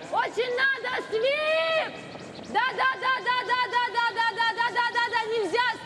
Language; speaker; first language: Russian; native; Russian